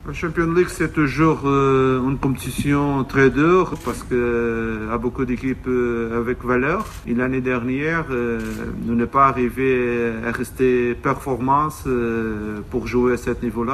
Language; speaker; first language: French; non-native, learner; Portuguese